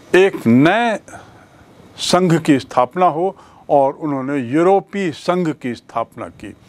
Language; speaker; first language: Hindi; native; Hindi